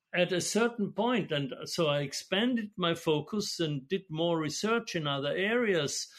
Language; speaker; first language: English; non-native, fluent; German